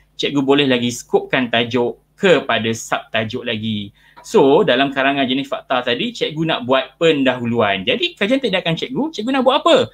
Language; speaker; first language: Malay; native; Malay